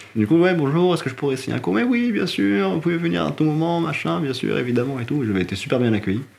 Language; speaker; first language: French; non-native, local second language; Arabic